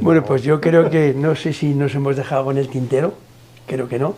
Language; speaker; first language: Spanish; native; Spanish